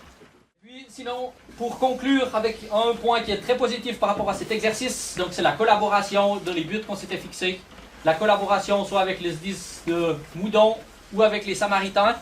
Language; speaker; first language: French; native; French